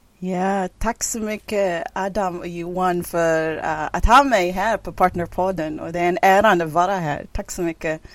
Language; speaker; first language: Swedish; non-native, fluent; Filipino